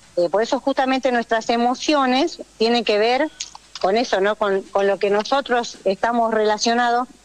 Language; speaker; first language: Spanish; native; Spanish